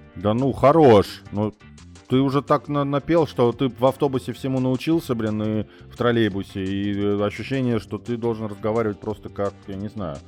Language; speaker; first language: Russian; native; Russian